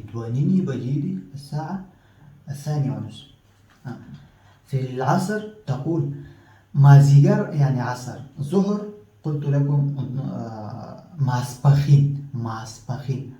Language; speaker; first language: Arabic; non-native, fluent; Pashto